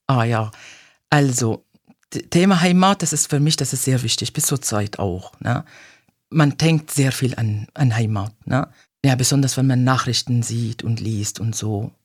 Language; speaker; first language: German; non-native, fluent; Arabic